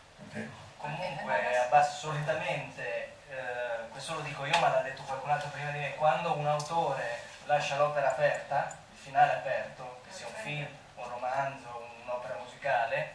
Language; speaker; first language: Italian; native; Italian